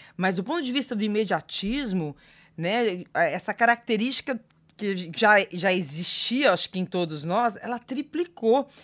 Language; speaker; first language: Portuguese; native; Portuguese